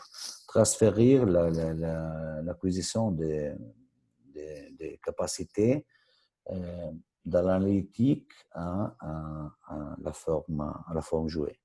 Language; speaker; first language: French; non-native, local second language; Italian